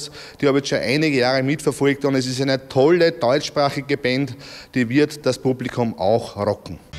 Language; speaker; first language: German; native; German